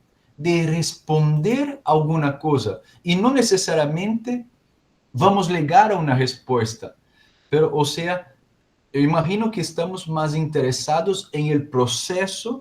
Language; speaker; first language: Spanish; non-native, learner; Portuguese